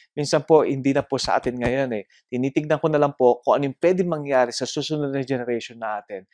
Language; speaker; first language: Filipino; native; Filipino